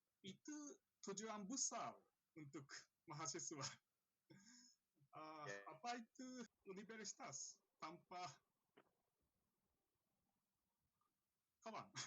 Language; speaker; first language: Indonesian; non-native, learner; Japanese